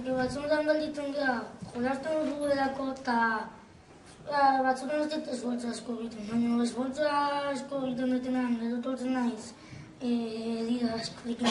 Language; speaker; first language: Basque; non-native, local second language; Spanish